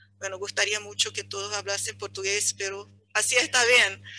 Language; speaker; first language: Spanish; non-native, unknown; Portuguese